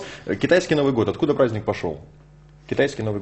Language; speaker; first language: Russian; native; Russian